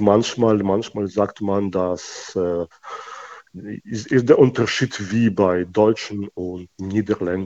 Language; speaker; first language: German; non-native, fluent; Russian